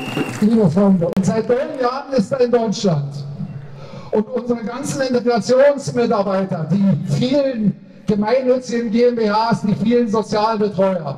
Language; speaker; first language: German; native; German